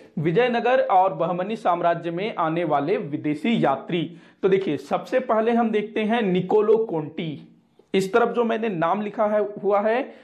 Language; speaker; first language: Hindi; non-native, local second language; Marathi